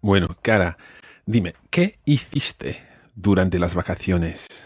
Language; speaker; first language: Spanish; non-native, fluent; English